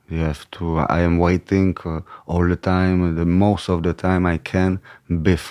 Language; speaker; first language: English; non-native, learner; Czech